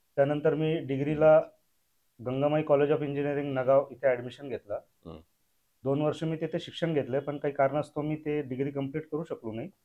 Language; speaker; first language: Marathi; non-native, local second language; Urdu